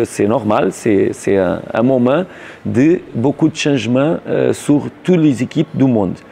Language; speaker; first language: French; non-native, learner; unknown